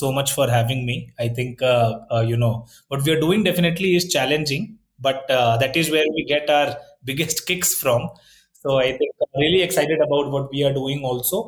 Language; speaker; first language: English; non-native, local second language; Hindi